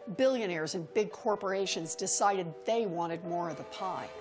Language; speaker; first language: English; native; English